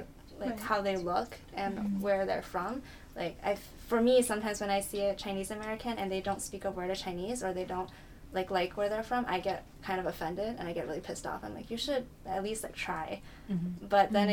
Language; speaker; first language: English; native; English